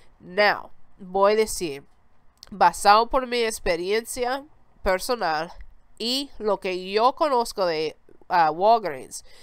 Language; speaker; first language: Spanish; early bilingual, heritage; Spanish